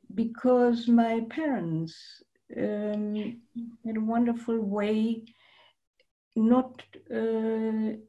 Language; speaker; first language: English; non-native, fluent; German